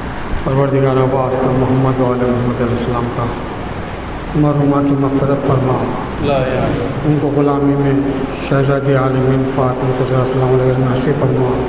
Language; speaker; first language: Urdu; native; Urdu